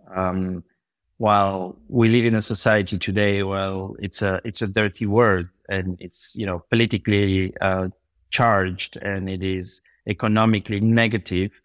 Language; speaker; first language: English; non-native, fluent; Bulgarian